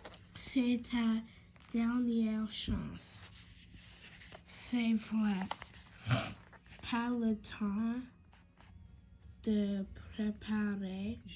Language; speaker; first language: French; non-native, learner; English